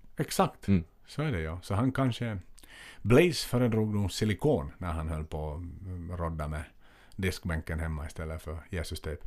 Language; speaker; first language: Swedish; native; Swedish